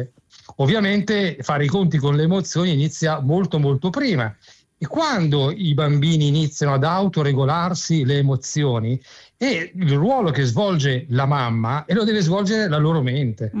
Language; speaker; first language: Italian; native; Italian